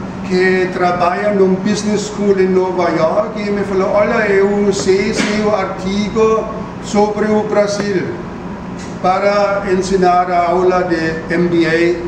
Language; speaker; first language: Portuguese; non-native, fluent; German